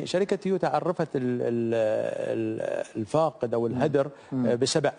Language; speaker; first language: Arabic; native; Arabic